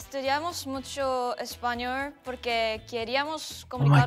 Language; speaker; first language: Spanish; non-native, learner; Korean